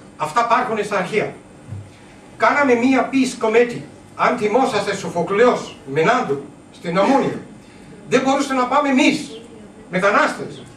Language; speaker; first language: Greek; non-native, learner; Urdu